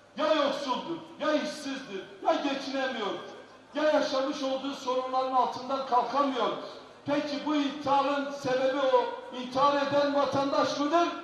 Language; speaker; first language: Turkish; non-native, local second language; Kurdish